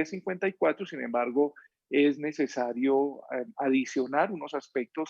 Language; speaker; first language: Spanish; native; Spanish